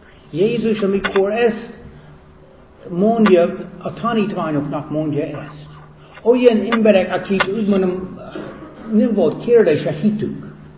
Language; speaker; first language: Hungarian; non-native, fluent; English